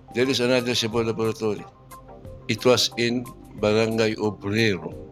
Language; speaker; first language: English; non-native, local second language; Cebuano